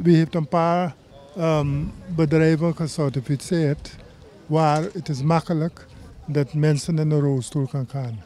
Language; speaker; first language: Dutch; non-native, local second language; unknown